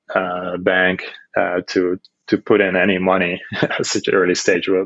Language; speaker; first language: English; non-native, fluent; Dutch